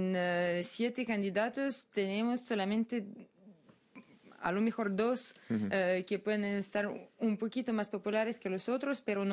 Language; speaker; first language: Spanish; non-native, fluent; Russian